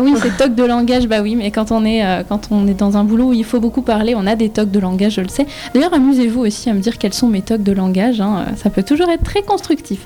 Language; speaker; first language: French; native; French